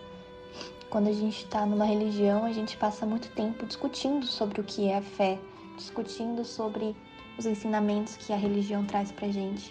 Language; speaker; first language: Portuguese; native; Portuguese